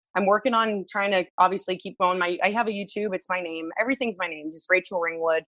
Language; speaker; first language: English; native; English